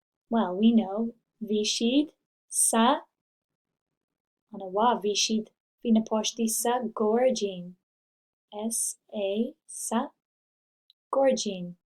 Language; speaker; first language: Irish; non-native, local second language; English